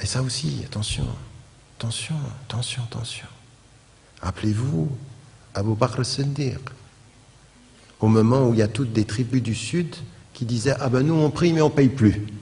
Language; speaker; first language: French; native; French